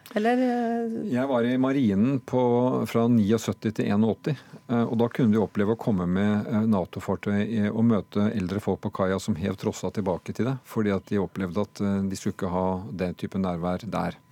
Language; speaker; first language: Norwegian; native; Norwegian